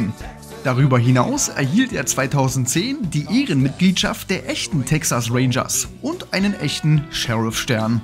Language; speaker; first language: German; native; German